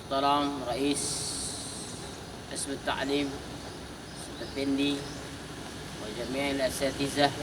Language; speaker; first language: Arabic; non-native, fluent; Indonesian